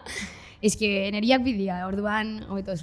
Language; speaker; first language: Basque; native; Basque